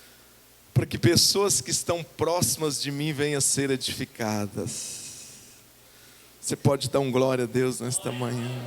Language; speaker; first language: Portuguese; native; Portuguese